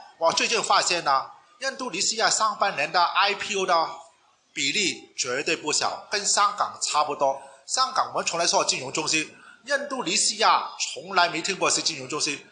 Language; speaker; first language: Chinese; non-native, local second language; Cantonese